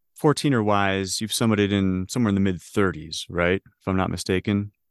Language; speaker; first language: English; native; English